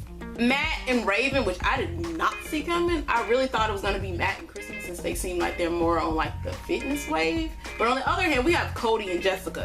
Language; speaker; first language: English; native; English